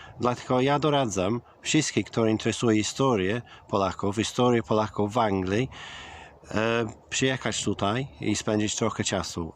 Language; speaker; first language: Polish; early bilingual, heritage; English